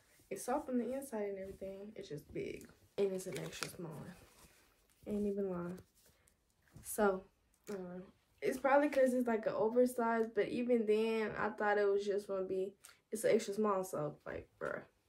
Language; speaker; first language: English; early bilingual, other home language; Spanish